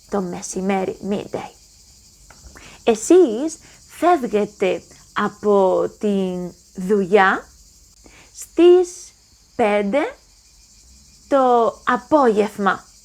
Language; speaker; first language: Greek; non-native, learner; English